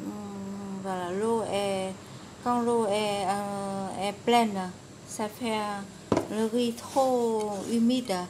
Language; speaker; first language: French; non-native, learner; Vietnamese